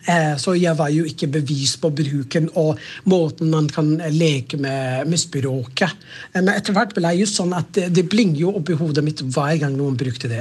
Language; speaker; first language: Norwegian; non-native, fluent; Somali